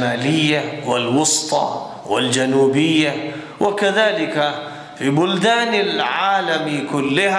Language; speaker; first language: Arabic; non-native, fluent; Urdu